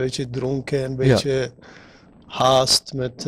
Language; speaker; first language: Dutch; non-native, learner; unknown